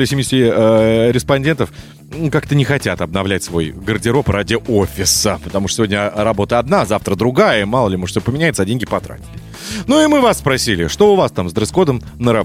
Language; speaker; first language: Russian; native; Russian